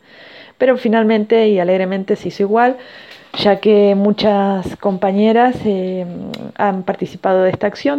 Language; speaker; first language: Spanish; native; Spanish